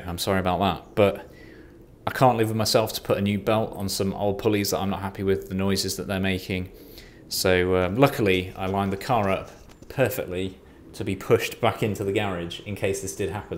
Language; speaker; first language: English; native; English